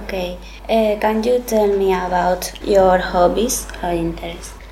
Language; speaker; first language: English; non-native, learner; Spanish